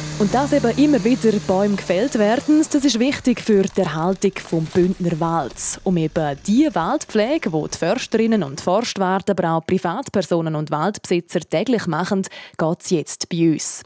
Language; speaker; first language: German; native; German